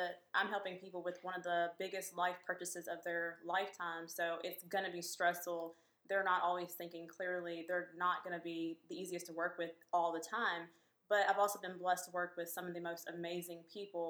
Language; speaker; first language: English; native; English